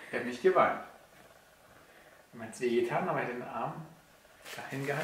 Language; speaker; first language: German; native; German